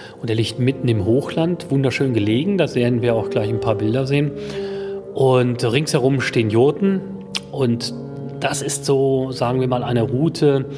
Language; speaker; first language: German; native; German